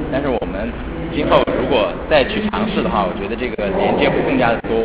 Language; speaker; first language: Chinese; native; Chinese